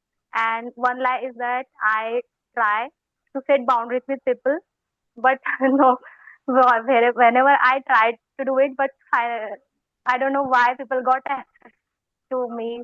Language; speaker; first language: English; non-native, local second language; Hindi